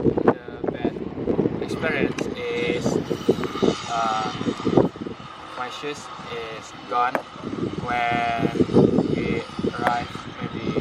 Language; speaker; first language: English; non-native, learner; Indonesian